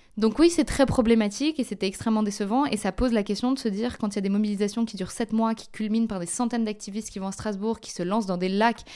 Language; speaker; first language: French; native; French